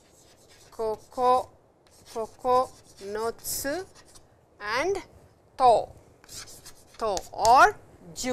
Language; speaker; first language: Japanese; non-native, fluent; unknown